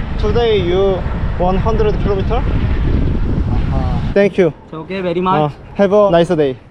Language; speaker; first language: English; non-native, learner; Korean